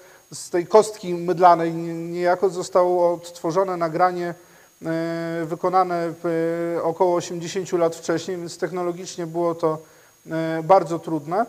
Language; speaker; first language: Polish; native; Polish